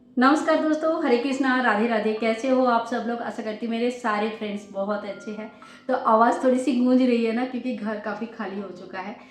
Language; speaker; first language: Hindi; native; Hindi